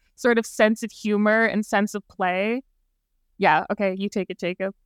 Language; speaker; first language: English; native; English